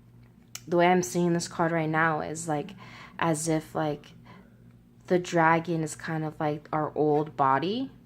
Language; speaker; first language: English; native; English